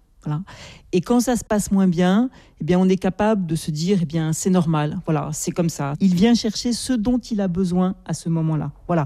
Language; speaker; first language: French; native; French